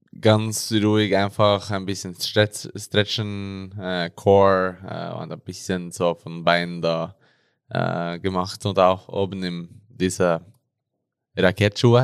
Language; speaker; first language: German; non-native, learner; Norwegian